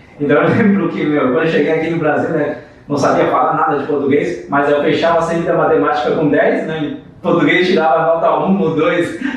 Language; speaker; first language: Portuguese; non-native, fluent; Chinese